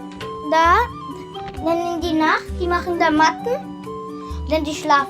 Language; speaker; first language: German; early bilingual, heritage; German